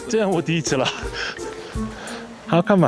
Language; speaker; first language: Chinese; non-native, learner; Korean